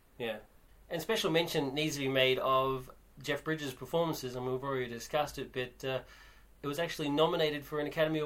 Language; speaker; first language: English; native; English